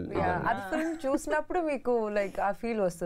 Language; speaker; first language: Telugu; non-native, fluent; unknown